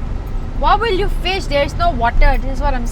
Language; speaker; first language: English; non-native, local second language; Hindi